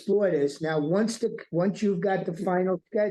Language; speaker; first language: English; native; English